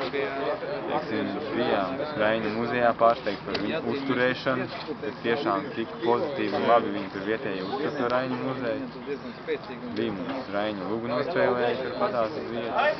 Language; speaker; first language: Latvian; non-native, local second language; Russian